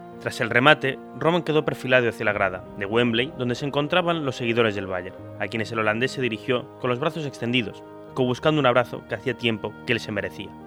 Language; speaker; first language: Spanish; native; Spanish